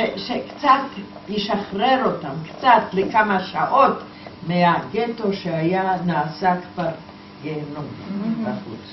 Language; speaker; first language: Hebrew; non-native, fluent; Polish